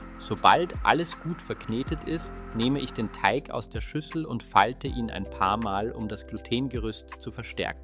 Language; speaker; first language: German; native; German